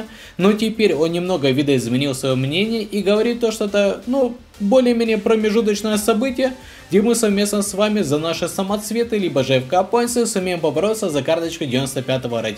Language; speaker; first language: Russian; native; Russian